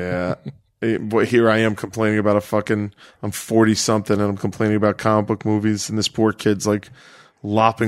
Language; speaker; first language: English; native; English